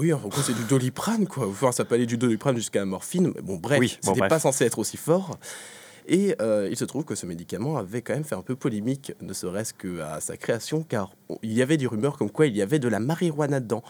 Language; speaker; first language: French; native; French